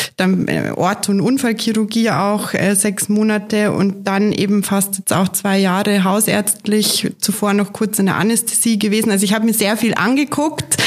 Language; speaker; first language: German; native; German